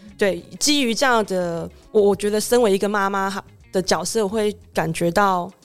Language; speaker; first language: Chinese; native; Chinese